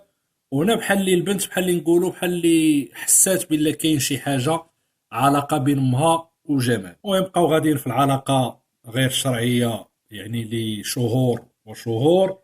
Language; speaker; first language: Arabic; native; Arabic